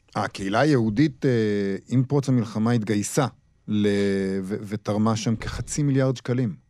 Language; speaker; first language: Hebrew; native; Hebrew